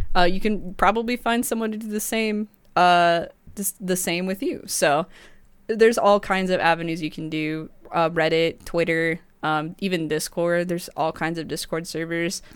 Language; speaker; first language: English; early bilingual, other home language; Spanish